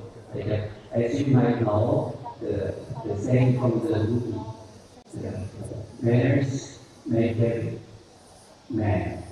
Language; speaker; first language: English; non-native, fluent; Korean